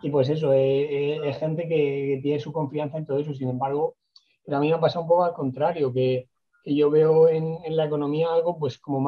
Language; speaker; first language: Spanish; native; Spanish